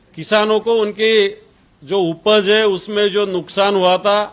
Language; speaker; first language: Hindi; non-native, local second language; Marathi